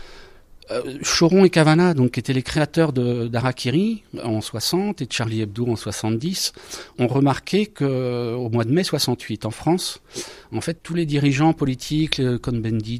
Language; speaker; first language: French; native; French